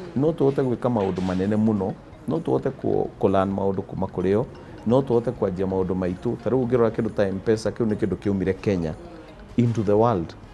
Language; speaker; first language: Kikuyu; native; Kikuyu